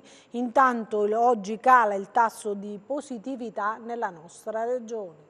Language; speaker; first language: Italian; native; Italian